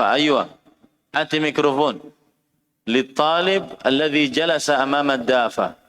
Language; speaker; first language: Arabic; non-native, fluent; Indonesian